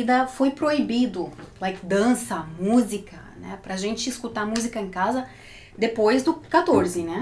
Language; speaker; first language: Portuguese; early bilingual, heritage; Portuguese